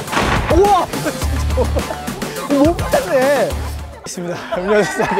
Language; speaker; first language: Korean; native; Korean